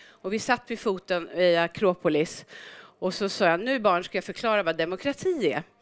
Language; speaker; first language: Swedish; native; Swedish